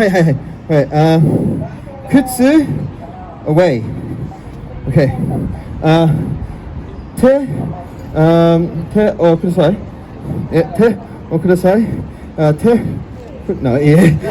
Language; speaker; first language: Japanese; non-native, learner; English